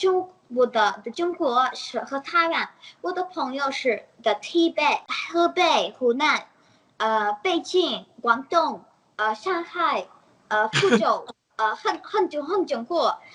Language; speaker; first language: Chinese; non-native, learner; English